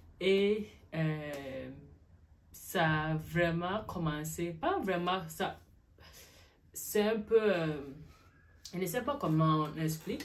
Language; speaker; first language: French; non-native, learner; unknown